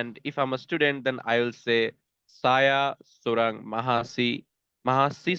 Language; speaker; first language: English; non-native, local second language; Bangla